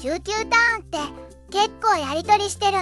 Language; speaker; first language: Japanese; native; Japanese